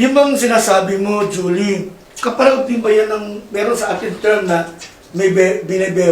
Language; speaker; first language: Filipino; native; Filipino